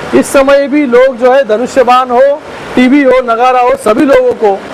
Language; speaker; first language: Hindi; non-native, local second language; Marathi